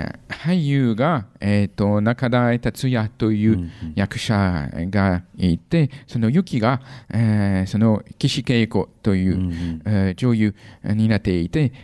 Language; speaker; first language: Japanese; non-native, fluent; French